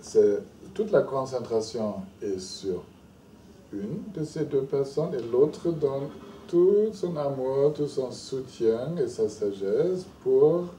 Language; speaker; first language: French; non-native, fluent; German